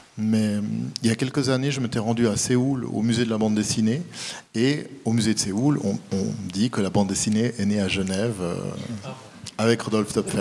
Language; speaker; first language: French; native; French